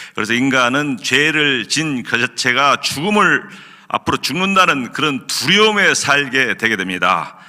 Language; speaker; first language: Korean; native; Korean